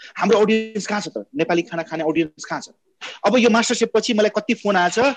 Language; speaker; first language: Nepali; non-native, local second language; Maithili